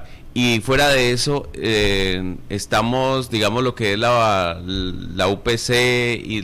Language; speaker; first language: Spanish; native; Spanish